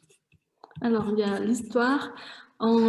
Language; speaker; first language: French; non-native, fluent; Vietnamese